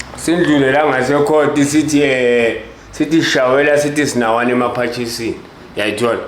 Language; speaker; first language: Zulu; native; Zulu